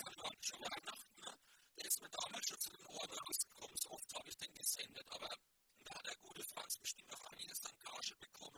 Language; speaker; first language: German; native; German